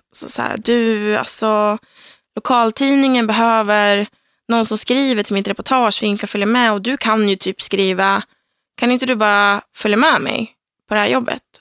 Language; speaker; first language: Swedish; native; Swedish